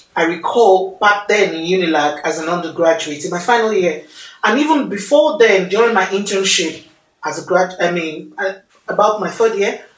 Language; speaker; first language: English; non-native, local second language; Yoruba